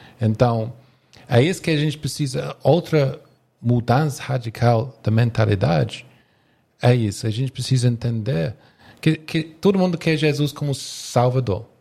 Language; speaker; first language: Portuguese; non-native, fluent; English